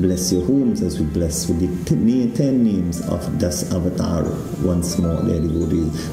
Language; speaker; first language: English; native; English